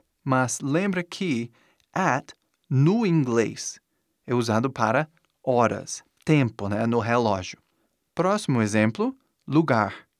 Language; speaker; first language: Portuguese; non-native, fluent; English